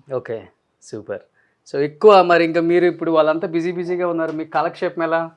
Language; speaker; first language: Telugu; native; Telugu